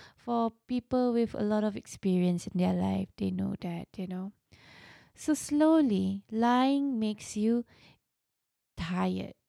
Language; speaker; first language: English; non-native, local second language; Malay